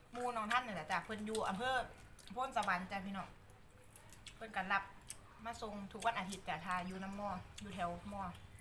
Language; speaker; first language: Thai; native; Thai